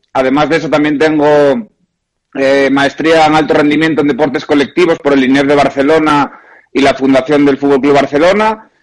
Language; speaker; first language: Spanish; native; Spanish